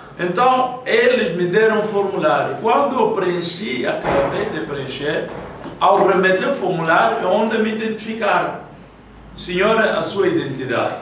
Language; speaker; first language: Portuguese; native; Portuguese